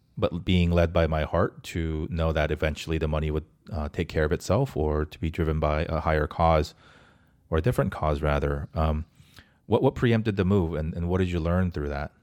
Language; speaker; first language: English; early bilingual, other home language; Korean